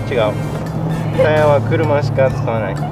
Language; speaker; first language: Japanese; non-native, fluent; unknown